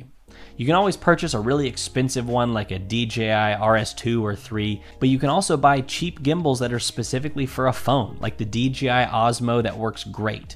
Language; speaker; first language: English; native; English